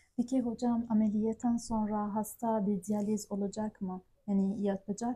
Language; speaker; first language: Turkish; non-native, fluent; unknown